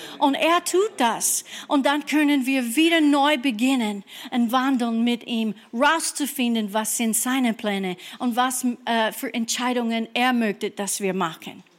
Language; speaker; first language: German; non-native, fluent; English